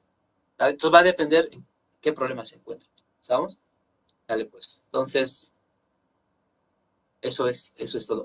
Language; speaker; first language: Spanish; native; Spanish